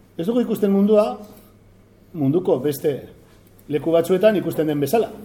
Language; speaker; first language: Basque; native; Basque